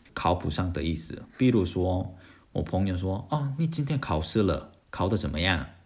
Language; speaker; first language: Chinese; non-native, fluent; Korean